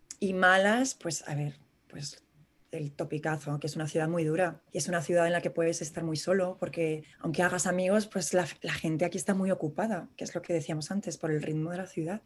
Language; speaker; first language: Spanish; native; Spanish